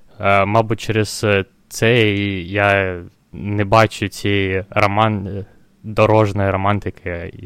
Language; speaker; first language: Ukrainian; non-native, local second language; Russian